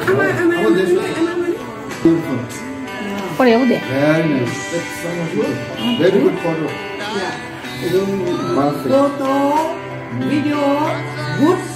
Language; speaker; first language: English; non-native, learner; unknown